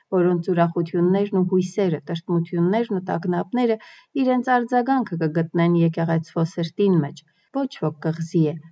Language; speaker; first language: Armenian; early bilingual, heritage; Armenian